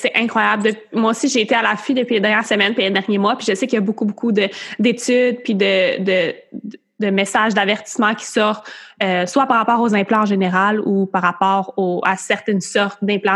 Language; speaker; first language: French; native; French